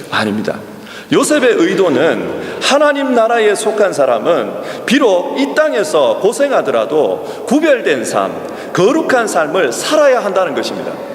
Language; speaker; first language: Korean; native; Korean